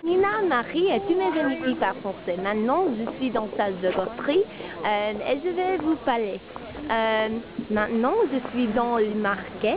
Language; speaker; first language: French; non-native, learner; English